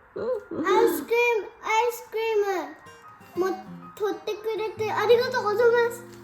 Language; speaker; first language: Japanese; non-native, learner; Mizo